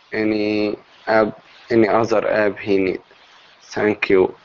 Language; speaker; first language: English; non-native, learner; Arabic